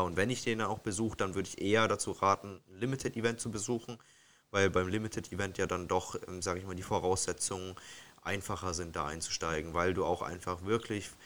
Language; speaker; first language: German; native; German